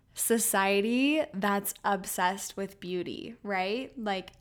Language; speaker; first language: English; native; English